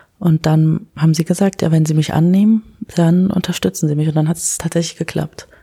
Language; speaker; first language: German; early bilingual, other home language; Kurdish